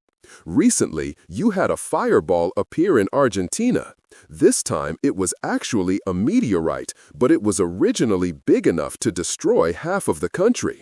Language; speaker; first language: English; non-native, fluent; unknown